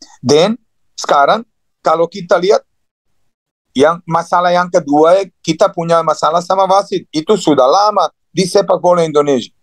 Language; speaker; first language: Indonesian; non-native, fluent; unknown